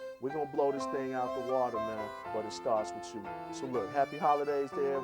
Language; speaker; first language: English; native; English